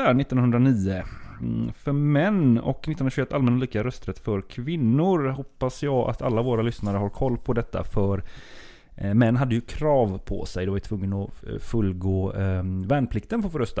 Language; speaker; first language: Swedish; native; Swedish